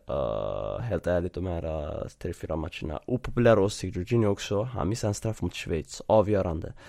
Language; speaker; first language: Swedish; early bilingual, other home language; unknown